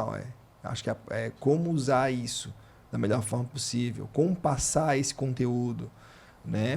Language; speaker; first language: Portuguese; native; Portuguese